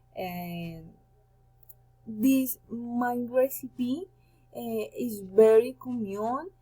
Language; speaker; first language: English; non-native, learner; Spanish